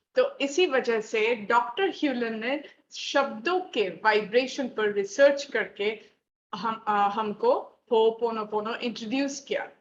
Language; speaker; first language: Hindi; non-native, local second language; Bangla